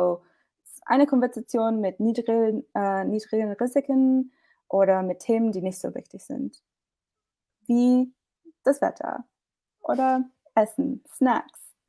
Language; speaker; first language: German; non-native, fluent; English